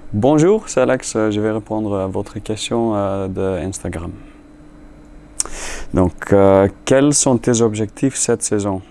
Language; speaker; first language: French; non-native, learner; Icelandic